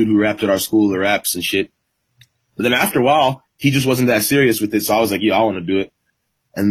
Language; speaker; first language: English; native; English